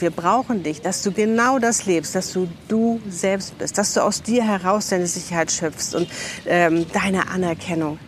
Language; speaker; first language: German; native; German